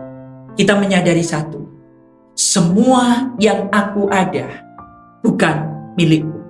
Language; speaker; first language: Indonesian; native; Indonesian